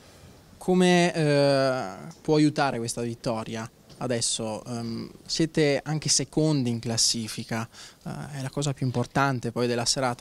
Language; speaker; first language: Italian; native; Italian